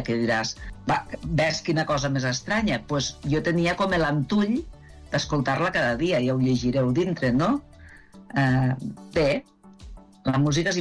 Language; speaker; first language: Catalan; native; Catalan